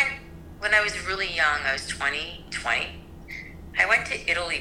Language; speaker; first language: English; native; English